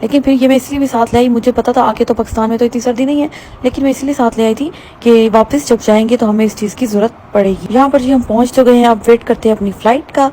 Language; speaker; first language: Urdu; native; Urdu